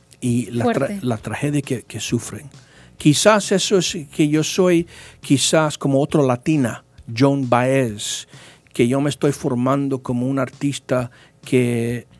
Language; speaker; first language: Spanish; early bilingual, heritage; English